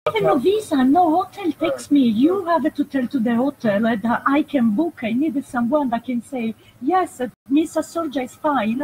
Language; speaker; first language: English; non-native, fluent; Italian